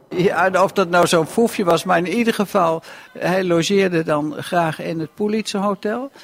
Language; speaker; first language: Dutch; native; Dutch